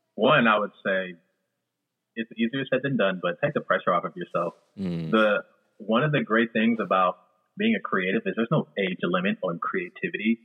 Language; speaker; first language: English; native; English